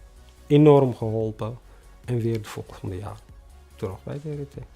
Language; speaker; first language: Dutch; non-native, fluent; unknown